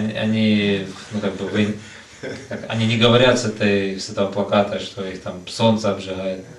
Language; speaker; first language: Russian; native; Russian